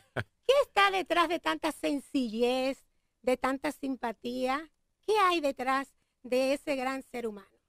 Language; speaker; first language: Spanish; native; Spanish